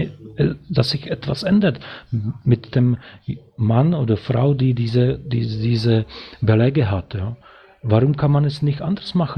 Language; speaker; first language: German; non-native, fluent; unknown